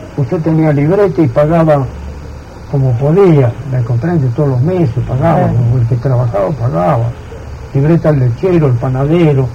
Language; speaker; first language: Spanish; non-native, fluent; Italian